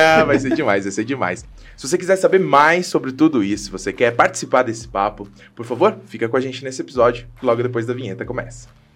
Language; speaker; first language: Portuguese; native; Portuguese